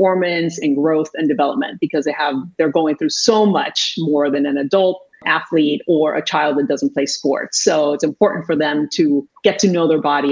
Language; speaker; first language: English; non-native, fluent; Spanish